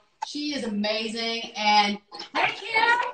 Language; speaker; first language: English; native; English